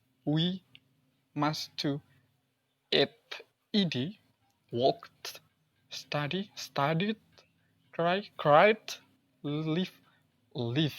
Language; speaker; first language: English; non-native, learner; Indonesian